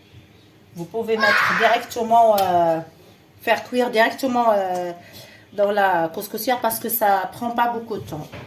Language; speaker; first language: French; non-native, fluent; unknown